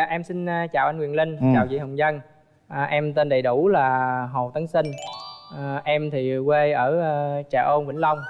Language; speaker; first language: Vietnamese; native; Vietnamese